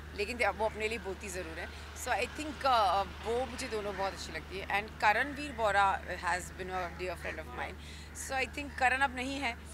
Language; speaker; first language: Hindi; native; Hindi